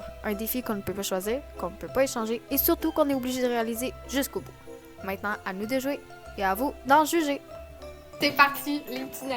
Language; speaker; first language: French; native; French